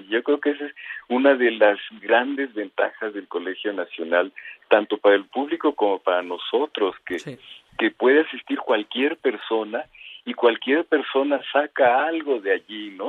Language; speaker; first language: Spanish; native; Spanish